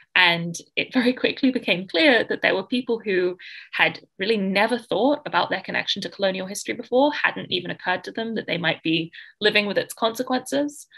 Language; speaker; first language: English; native; English